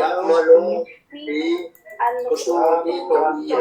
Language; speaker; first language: Arabic; non-native, learner; Urdu